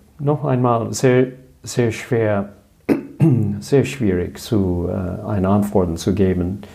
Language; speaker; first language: German; non-native, learner; English